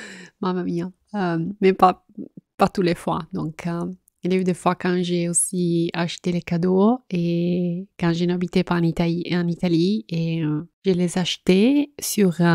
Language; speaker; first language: French; non-native, fluent; Italian